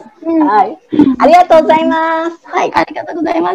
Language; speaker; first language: Japanese; non-native, learner; Chinese